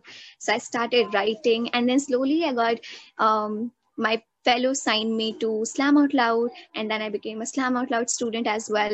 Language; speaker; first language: English; non-native, local second language; Hindi